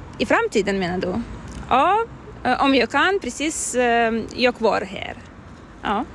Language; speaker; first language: Swedish; non-native, learner; Ukrainian